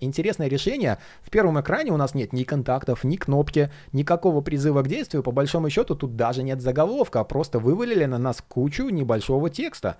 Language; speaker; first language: Russian; native; Russian